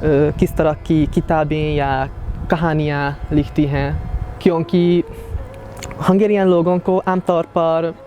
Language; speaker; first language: Hindi; non-native, fluent; Hungarian